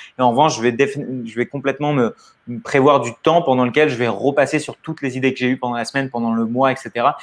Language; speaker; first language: French; native; French